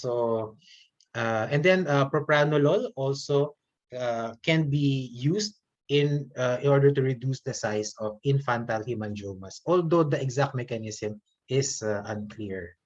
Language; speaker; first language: English; non-native, local second language; Filipino